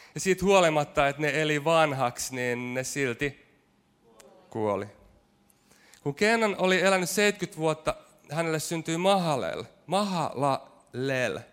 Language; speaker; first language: Finnish; native; Finnish